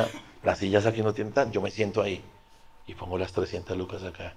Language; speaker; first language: Spanish; native; Spanish